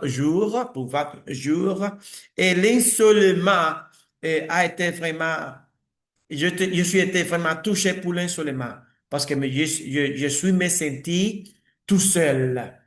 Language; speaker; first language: French; non-native, learner; Spanish